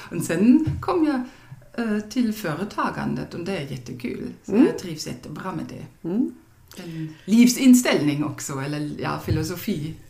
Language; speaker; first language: Swedish; non-native, fluent; German